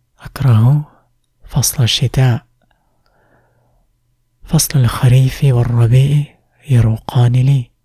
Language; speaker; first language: Arabic; non-native, fluent; English